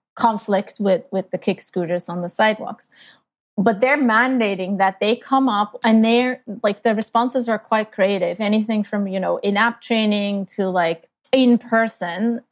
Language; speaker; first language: English; non-native, fluent; German